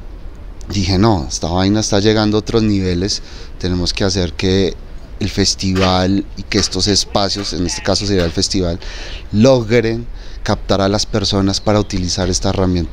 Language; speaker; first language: Spanish; native; Spanish